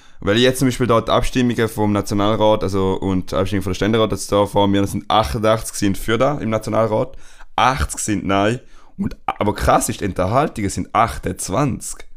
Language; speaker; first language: German; non-native, fluent; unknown